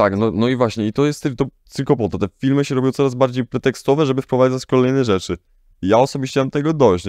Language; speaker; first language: Polish; native; Polish